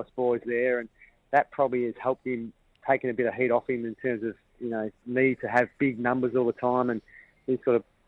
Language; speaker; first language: English; native; English